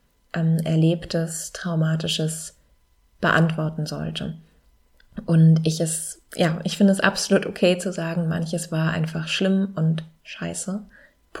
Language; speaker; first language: German; native; German